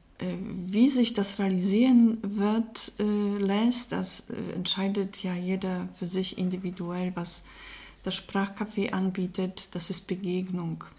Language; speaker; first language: German; non-native, fluent; Polish